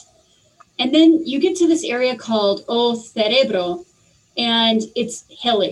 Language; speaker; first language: English; native; English